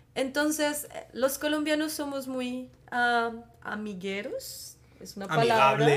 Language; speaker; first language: Spanish; native; Spanish